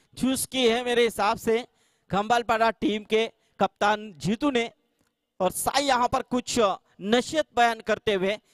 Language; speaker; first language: Hindi; non-native, local second language; Marathi